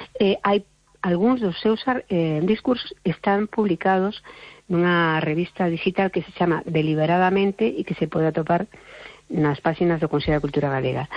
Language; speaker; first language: Galician; non-native, local second language; Spanish